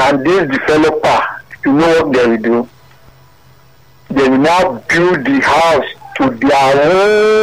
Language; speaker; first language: English; non-native, local second language; Yoruba